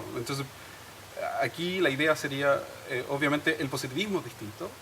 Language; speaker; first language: Spanish; native; Spanish